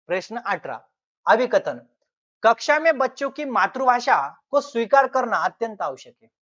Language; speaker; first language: Hindi; non-native, local second language; Marathi